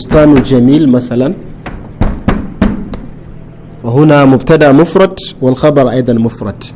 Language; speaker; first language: Arabic; non-native, fluent; Hausa